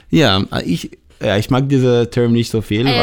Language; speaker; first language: German; non-native, learner; Hebrew